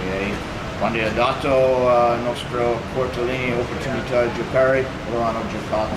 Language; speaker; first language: Italian; non-native, fluent; English